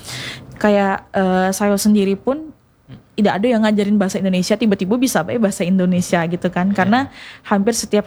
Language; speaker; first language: Indonesian; non-native, local second language; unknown